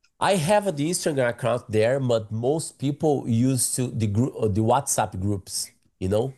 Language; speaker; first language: English; non-native, learner; Portuguese